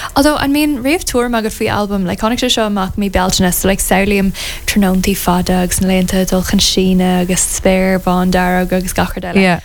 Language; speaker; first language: Irish; native; Irish